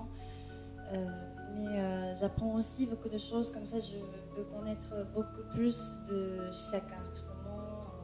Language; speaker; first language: French; non-native, fluent; Japanese